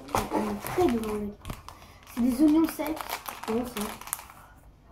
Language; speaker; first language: French; native; French